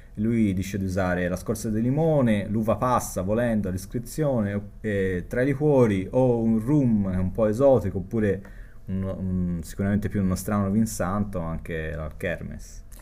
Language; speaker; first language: Italian; native; Italian